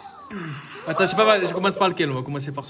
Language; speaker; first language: French; native; French